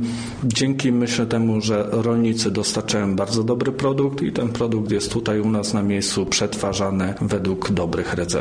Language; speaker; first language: Polish; native; Polish